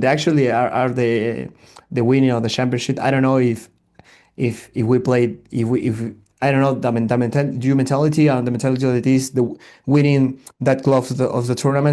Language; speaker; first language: English; non-native, learner; Spanish